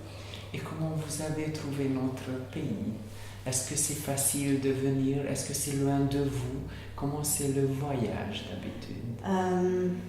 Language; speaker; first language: French; non-native, learner; Hungarian